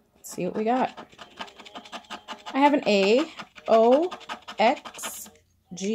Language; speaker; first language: English; native; English